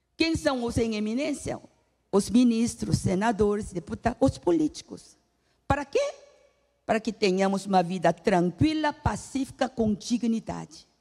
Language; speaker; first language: Portuguese; non-native, fluent; Korean